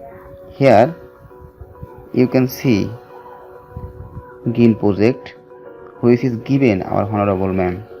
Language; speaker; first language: English; non-native, learner; Bangla